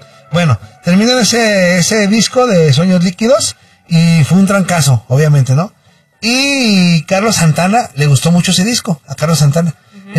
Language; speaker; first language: Spanish; native; Spanish